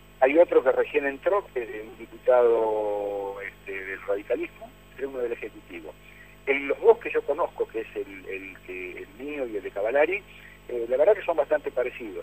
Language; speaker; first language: Spanish; native; Spanish